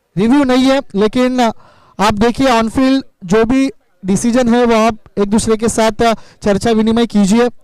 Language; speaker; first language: Hindi; non-native, local second language; Marathi